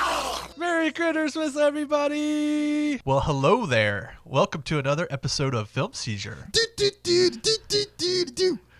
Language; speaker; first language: English; native; English